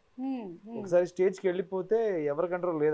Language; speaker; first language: Telugu; non-native, fluent; Kannada